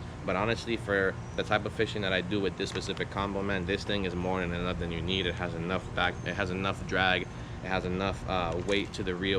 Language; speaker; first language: English; native; English